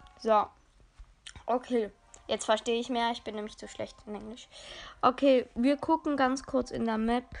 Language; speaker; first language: German; native; German